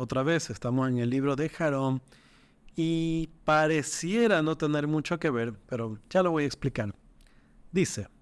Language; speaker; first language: Spanish; native; Spanish